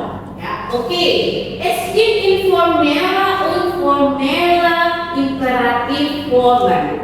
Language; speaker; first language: German; non-native, fluent; Indonesian